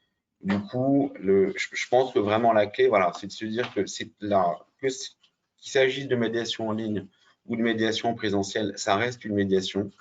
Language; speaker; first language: French; native; French